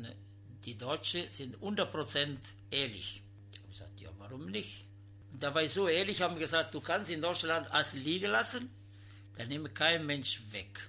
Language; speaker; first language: German; non-native, learner; Italian